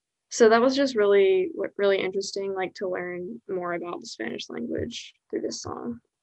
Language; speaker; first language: English; early bilingual, other home language; Spanish